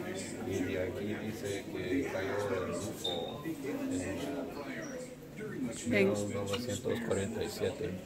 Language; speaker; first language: Spanish; non-native, learner; English